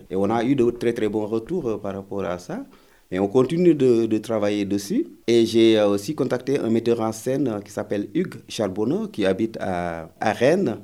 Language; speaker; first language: French; non-native, local second language; Wolof